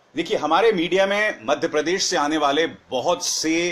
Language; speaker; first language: Hindi; native; Hindi